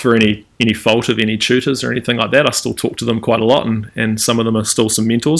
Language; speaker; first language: English; native; English